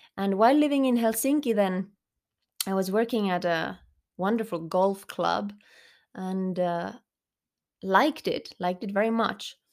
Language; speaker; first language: English; non-native, fluent; Finnish